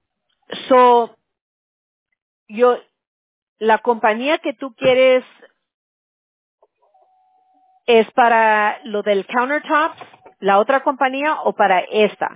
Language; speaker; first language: Spanish; early bilingual, heritage; Spanish